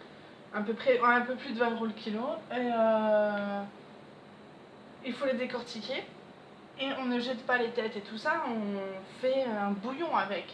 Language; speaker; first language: French; native; French